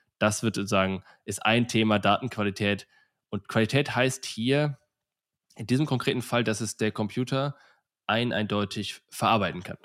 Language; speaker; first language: German; native; German